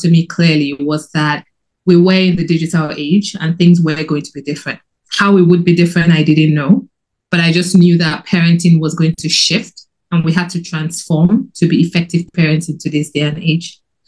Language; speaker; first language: English; non-native, local second language; Yoruba